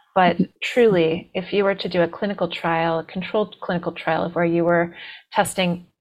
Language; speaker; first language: English; native; English